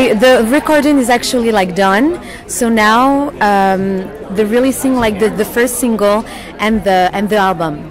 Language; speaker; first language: English; non-native, fluent; French